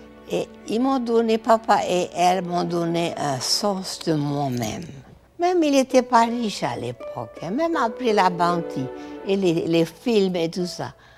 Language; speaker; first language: French; early bilingual, heritage; French